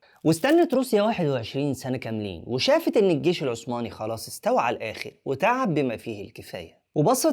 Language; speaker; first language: Arabic; native; Arabic